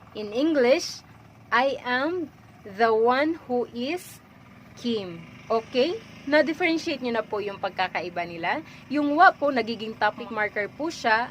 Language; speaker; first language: Filipino; native; Filipino